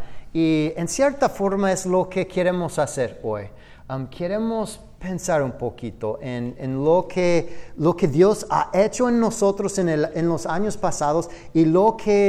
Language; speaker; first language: Spanish; non-native, fluent; English